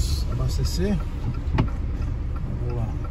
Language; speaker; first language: Portuguese; native; Portuguese